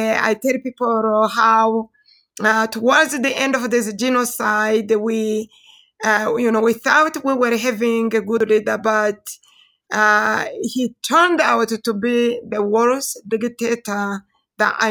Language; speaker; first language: English; non-native, local second language; Kinyarwanda